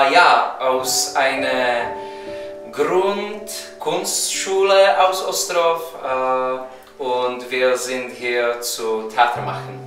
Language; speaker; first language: German; non-native, learner; Czech